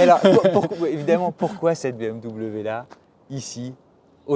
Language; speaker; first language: French; native; French